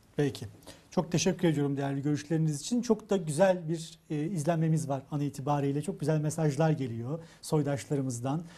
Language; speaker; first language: Turkish; native; Turkish